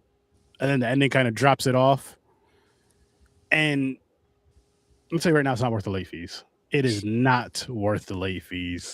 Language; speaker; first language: English; native; English